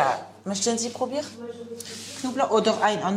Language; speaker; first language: German; non-native, learner; French